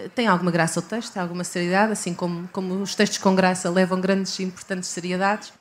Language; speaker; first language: Portuguese; native; Portuguese